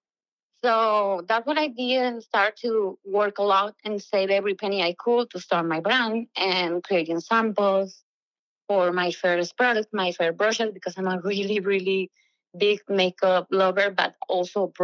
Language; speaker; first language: English; non-native, fluent; Spanish